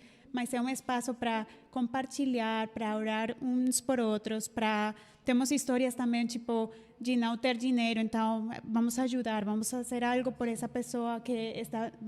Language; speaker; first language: Portuguese; non-native, fluent; Spanish